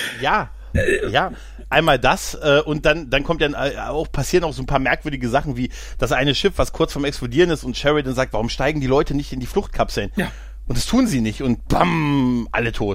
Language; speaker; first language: German; native; German